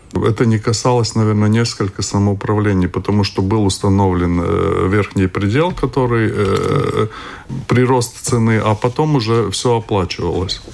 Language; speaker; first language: Russian; non-native, local second language; Latvian